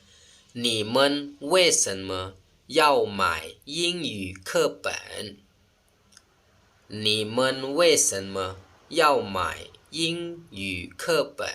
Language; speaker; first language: Chinese; non-native, fluent; Lao